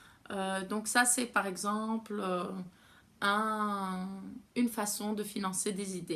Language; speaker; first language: French; non-native, fluent; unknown